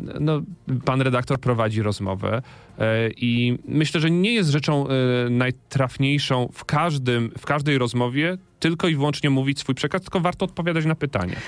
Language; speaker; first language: Polish; native; Polish